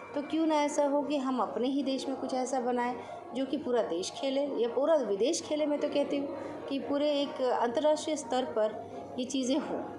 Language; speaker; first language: Hindi; native; Hindi